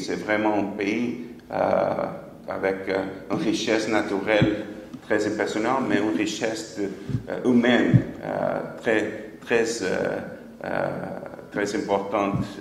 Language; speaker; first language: French; non-native, fluent; English